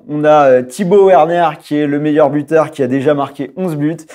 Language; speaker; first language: French; native; French